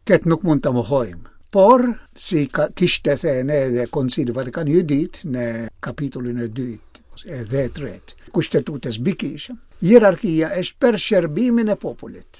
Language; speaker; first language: Albanian; non-native, fluent; Maltese